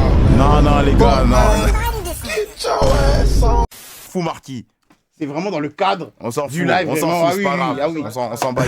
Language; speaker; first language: French; native; French